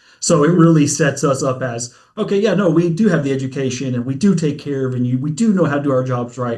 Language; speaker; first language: English; native; English